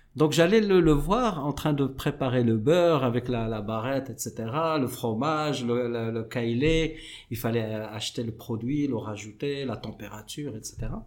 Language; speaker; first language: French; non-native, local second language; Arabic